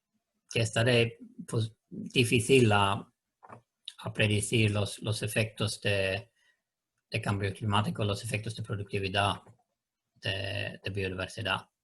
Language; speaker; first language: Spanish; non-native, learner; Swedish